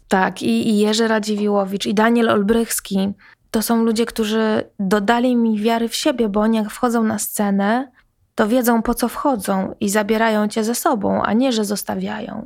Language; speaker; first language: Polish; native; Polish